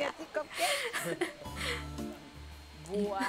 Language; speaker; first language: Korean; native; Korean